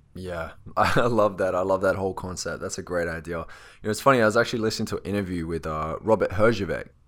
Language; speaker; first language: English; native; English